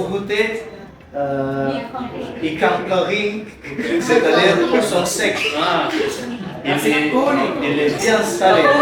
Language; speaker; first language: French; non-native, learner; Indonesian